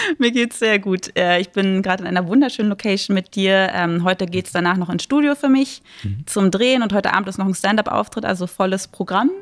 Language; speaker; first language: German; native; German